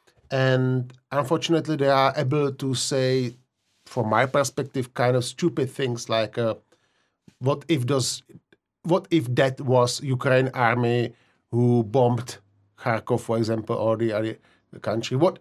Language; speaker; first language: English; non-native, fluent; Czech